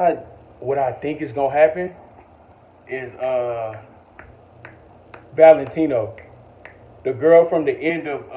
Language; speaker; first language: English; native; English